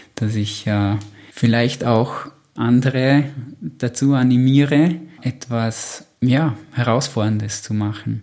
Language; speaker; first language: German; native; German